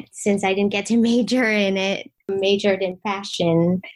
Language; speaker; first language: English; early bilingual, other home language; Vietnamese